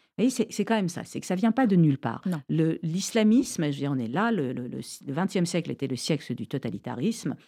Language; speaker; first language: French; early bilingual, other home language; Persian